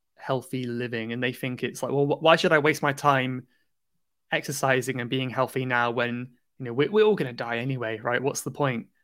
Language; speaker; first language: English; native; English